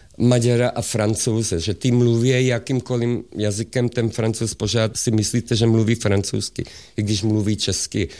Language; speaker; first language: Czech; non-native, fluent; Hungarian